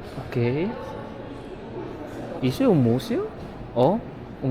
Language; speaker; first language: Portuguese; non-native, learner; Indonesian